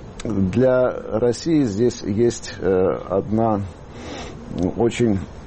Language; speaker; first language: Russian; native; Russian